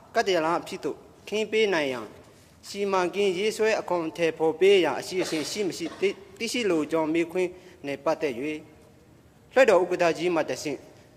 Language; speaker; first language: Burmese; non-native, local second language; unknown